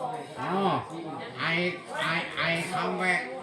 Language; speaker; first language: English; non-native, learner; Thai